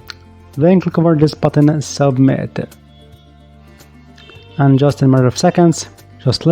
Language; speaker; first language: English; non-native, fluent; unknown